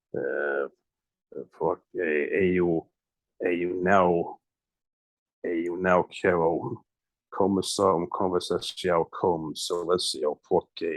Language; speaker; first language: Portuguese; non-native, learner; English